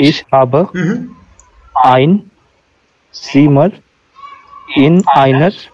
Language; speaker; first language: German; non-native, learner; Hindi